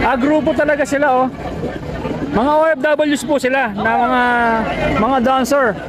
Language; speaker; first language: Filipino; native; Filipino